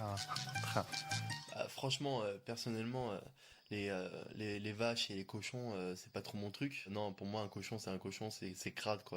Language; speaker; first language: French; native; French